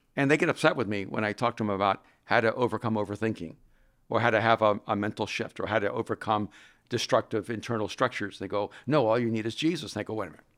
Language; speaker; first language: English; non-native, fluent; Spanish